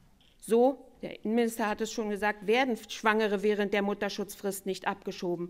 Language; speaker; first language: German; native; German